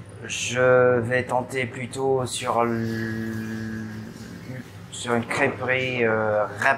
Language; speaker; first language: French; non-native, learner; Vietnamese